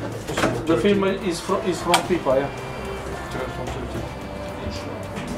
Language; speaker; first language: English; non-native, fluent; Romanian